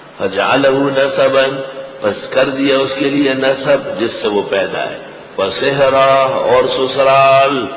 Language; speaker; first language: Urdu; non-native, local second language; Pashto